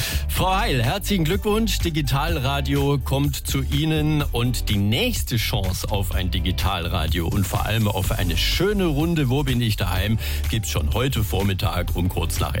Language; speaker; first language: German; native; German